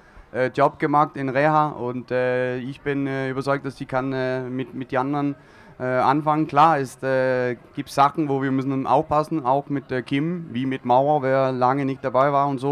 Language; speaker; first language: German; non-native, fluent; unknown